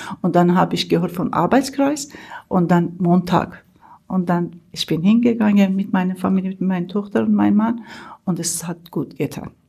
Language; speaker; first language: German; non-native, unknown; Armenian